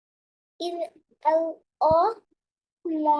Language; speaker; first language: French; non-native, learner; Bangla